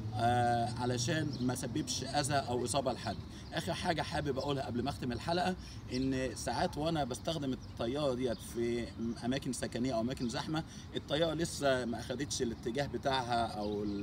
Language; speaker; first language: Arabic; native; Arabic